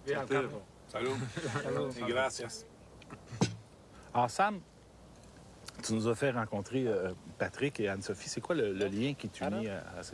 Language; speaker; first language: French; native; French